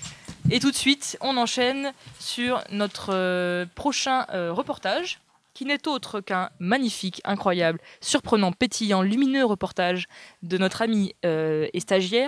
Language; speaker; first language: French; native; French